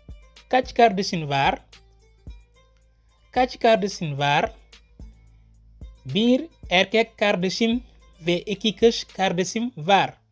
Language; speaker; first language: Turkish; non-native, fluent; Wolof